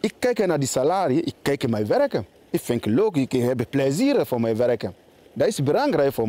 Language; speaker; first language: Dutch; non-native, learner; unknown